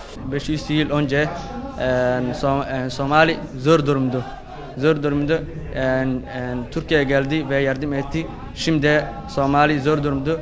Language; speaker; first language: Turkish; non-native, learner; Somali